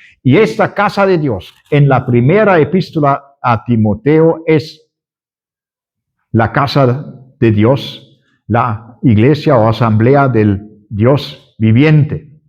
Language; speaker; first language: Spanish; non-native, fluent; German